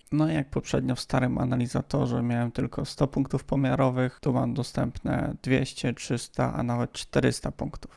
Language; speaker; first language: Polish; native; Polish